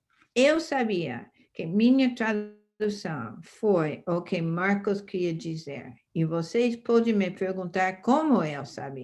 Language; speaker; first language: Portuguese; non-native, fluent; English